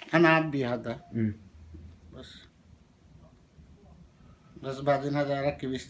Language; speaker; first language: Arabic; non-native, learner; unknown